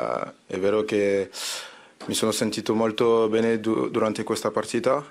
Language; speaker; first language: Italian; non-native, fluent; French